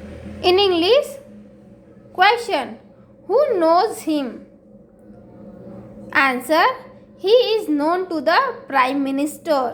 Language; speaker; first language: English; non-native, local second language; Hindi